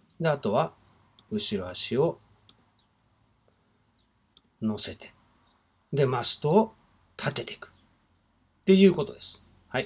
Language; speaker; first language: Japanese; native; Japanese